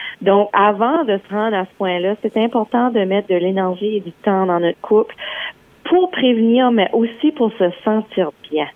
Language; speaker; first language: French; native; French